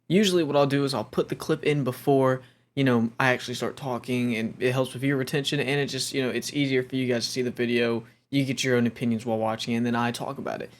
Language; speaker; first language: English; native; English